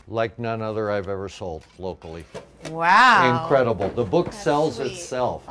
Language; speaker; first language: English; native; English